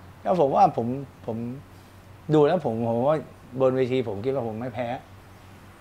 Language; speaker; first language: Thai; native; Thai